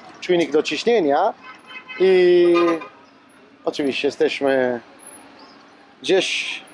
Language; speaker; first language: Polish; non-native, learner; Italian